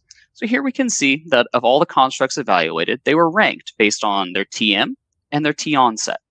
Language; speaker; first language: English; native; English